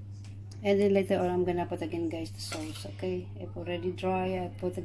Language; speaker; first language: English; non-native, learner; Filipino